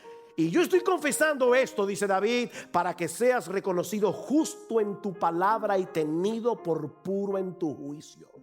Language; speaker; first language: Spanish; native; Spanish